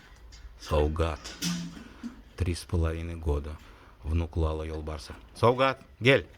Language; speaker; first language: Russian; native; Russian